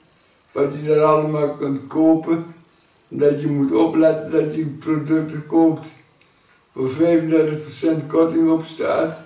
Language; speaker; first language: Dutch; native; Dutch